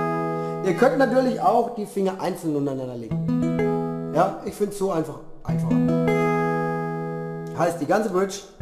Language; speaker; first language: German; native; German